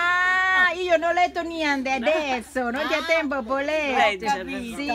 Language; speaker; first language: Italian; non-native, learner; Thai